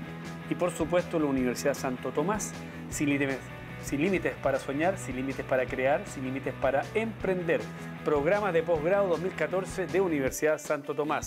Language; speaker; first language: Spanish; native; Spanish